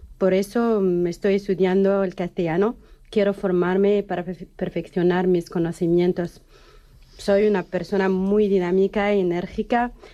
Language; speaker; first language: Spanish; non-native, fluent; Arabic